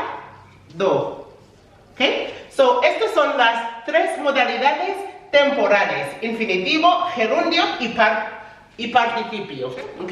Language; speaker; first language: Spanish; non-native, fluent; English